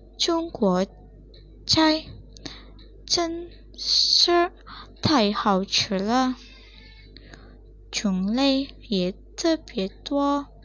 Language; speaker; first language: Chinese; non-native, learner; Indonesian